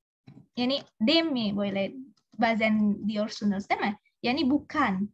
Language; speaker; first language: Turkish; non-native, learner; Indonesian